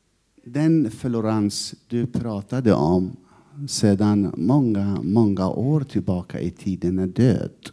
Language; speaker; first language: Swedish; non-native, fluent; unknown